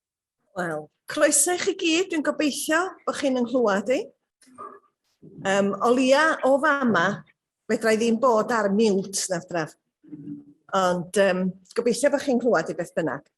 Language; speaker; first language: Welsh; native; Welsh